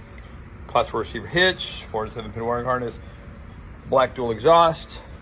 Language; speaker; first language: English; native; English